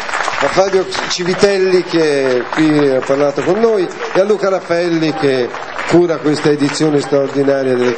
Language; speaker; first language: Italian; native; Italian